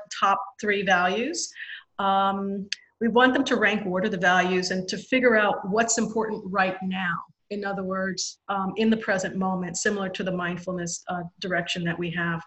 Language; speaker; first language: English; native; English